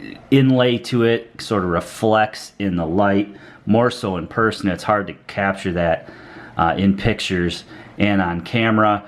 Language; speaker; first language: English; native; English